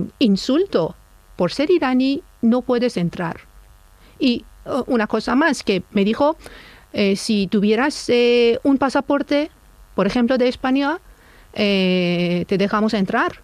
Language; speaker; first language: Spanish; non-native, fluent; Persian